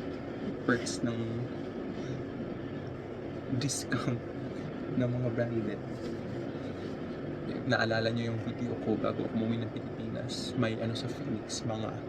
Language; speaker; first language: Filipino; native; Filipino